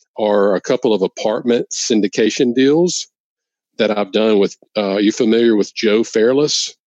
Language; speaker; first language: English; native; English